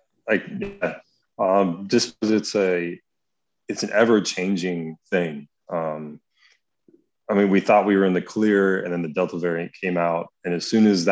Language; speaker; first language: English; native; English